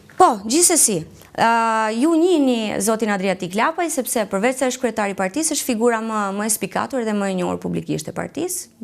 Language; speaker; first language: Albanian; native; Albanian